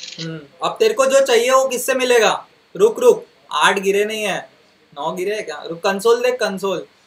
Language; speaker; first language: Hindi; non-native, local second language; Marathi